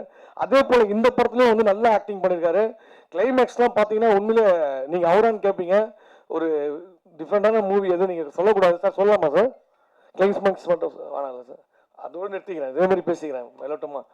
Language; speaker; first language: Tamil; native; Tamil